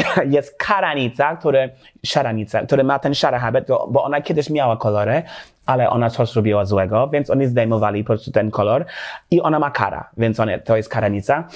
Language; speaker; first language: Polish; non-native, learner; English